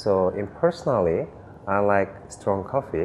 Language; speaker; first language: English; non-native, fluent; Korean